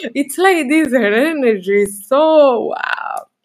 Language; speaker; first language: English; non-native, fluent; Spanish